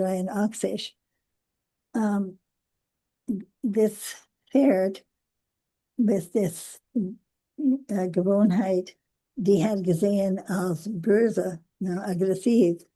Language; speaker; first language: German; non-native, learner; English